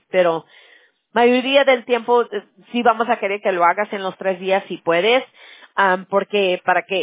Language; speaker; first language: Spanish; early bilingual, heritage; Spanish